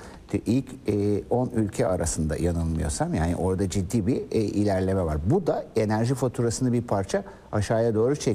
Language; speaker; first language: Turkish; native; Turkish